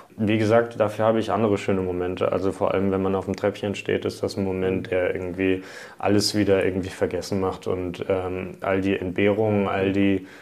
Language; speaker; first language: German; early bilingual, other home language; Hungarian